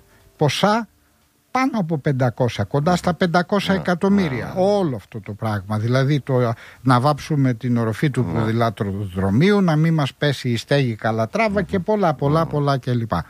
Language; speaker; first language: Greek; native; Greek